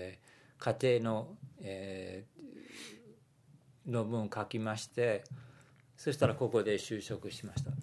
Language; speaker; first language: Japanese; non-native, fluent; English